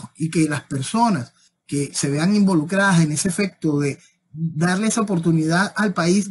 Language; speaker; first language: Spanish; native; Spanish